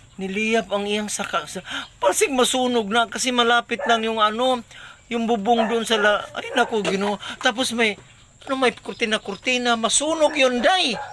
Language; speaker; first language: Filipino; non-native, local second language; Cebuano